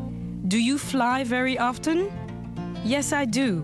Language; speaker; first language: English; non-native, fluent; French